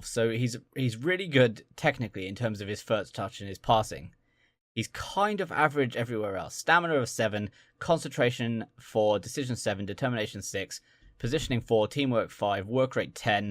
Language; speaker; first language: English; native; English